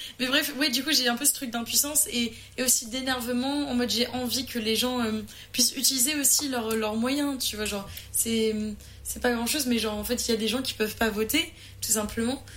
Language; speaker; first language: French; non-native, fluent; English